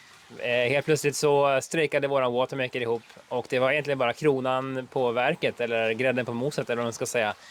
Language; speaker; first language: Swedish; native; Swedish